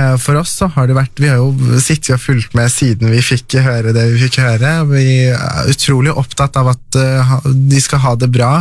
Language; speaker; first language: Norwegian; early bilingual, other home language; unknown